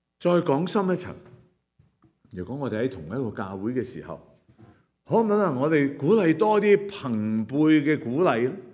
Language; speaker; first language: Chinese; non-native, local second language; Cantonese